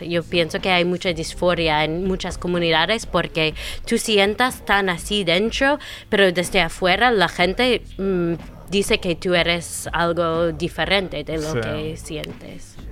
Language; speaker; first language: Spanish; non-native, fluent; English